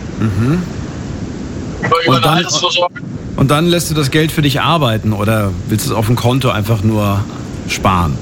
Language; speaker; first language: German; native; German